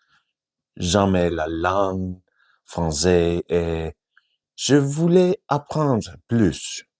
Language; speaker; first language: French; non-native, fluent; Finnish